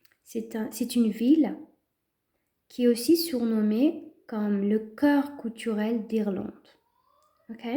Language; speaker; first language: French; non-native, fluent; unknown